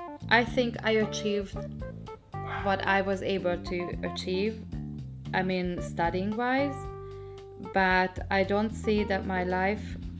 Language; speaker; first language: English; non-native, fluent; Hungarian